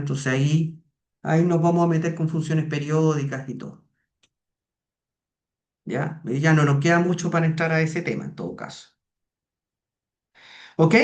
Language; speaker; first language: Spanish; native; Spanish